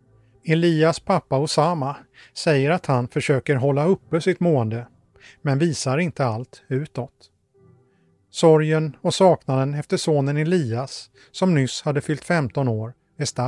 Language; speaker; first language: Swedish; native; Swedish